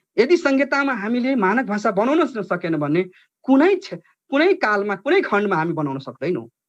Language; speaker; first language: Nepali; non-native, local second language; Dangaura Tharu